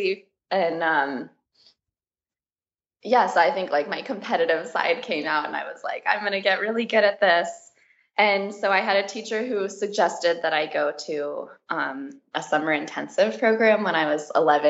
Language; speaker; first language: English; native; English